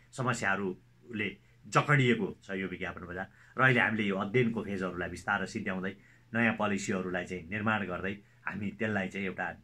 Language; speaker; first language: Nepali; native; Nepali